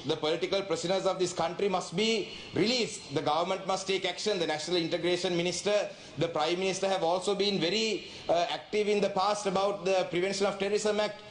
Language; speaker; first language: English; non-native, local second language; Tamil